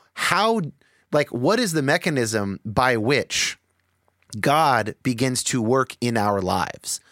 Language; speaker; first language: English; native; English